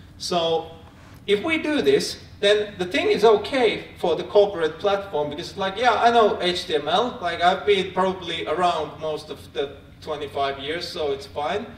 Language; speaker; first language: English; non-native, fluent; Finnish